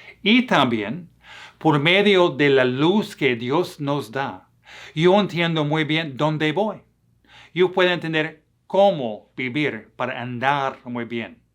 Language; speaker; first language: Spanish; non-native, fluent; English